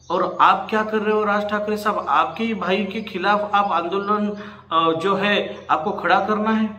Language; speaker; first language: Hindi; non-native, local second language; Marathi